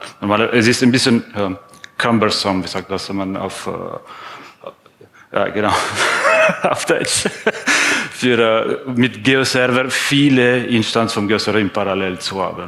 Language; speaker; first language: German; non-native, fluent; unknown